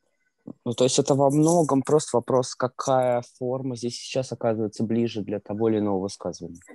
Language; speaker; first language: Russian; native; Russian